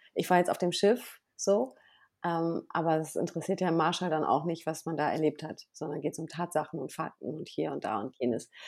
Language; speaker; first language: German; native; German